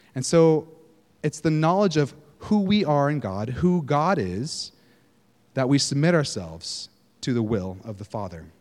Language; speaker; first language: English; native; English